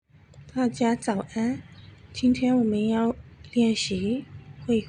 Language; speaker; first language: Chinese; non-native, fluent; Burmese